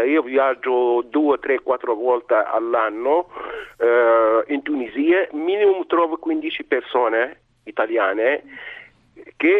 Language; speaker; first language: Italian; non-native, fluent; Arabic